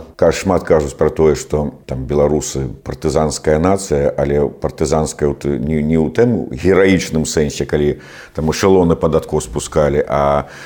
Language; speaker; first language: Belarusian; non-native, local second language; Russian